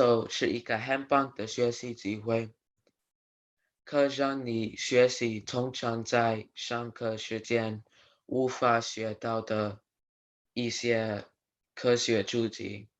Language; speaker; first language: Chinese; non-native, learner; English